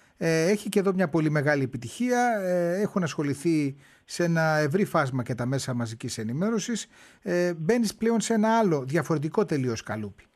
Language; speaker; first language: Greek; native; Greek